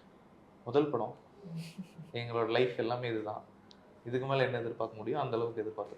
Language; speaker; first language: Tamil; native; Tamil